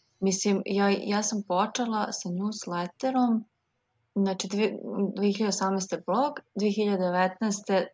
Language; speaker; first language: Serbian; native; Serbian